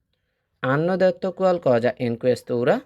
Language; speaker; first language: Italian; non-native, fluent; Bangla